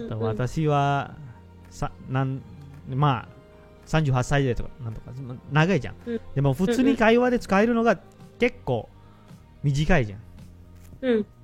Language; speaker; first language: Japanese; non-native, fluent; Indonesian